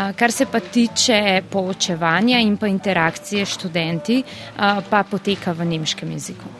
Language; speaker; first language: Slovenian; native; Slovenian